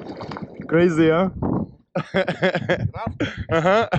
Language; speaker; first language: English; non-native, learner; French